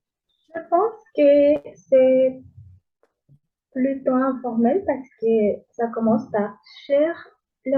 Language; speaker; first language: French; non-native, learner; Spanish